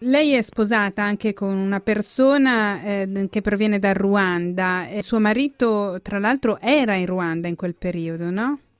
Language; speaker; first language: Italian; native; Italian